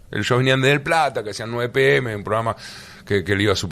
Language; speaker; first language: Spanish; native; Spanish